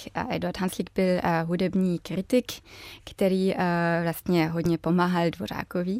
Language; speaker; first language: Czech; early bilingual, heritage; German